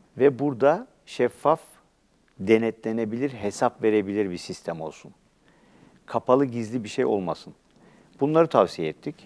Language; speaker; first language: Turkish; native; Turkish